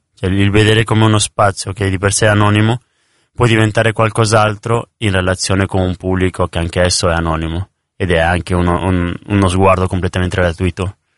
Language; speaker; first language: Italian; early bilingual, other home language; Spanish